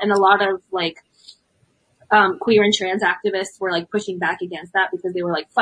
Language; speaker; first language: English; native; English